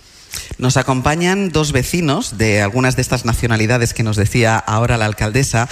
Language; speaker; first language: Spanish; native; Spanish